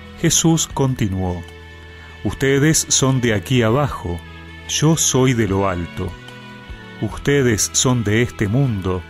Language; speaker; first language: Spanish; native; Spanish